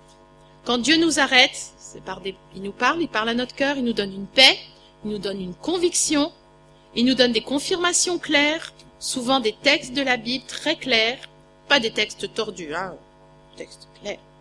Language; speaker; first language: French; native; French